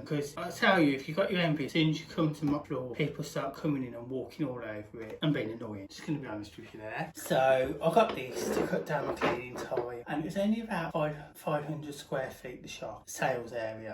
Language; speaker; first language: English; native; English